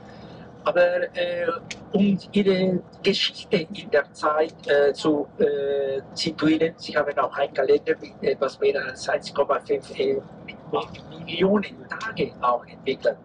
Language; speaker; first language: German; non-native, fluent; Spanish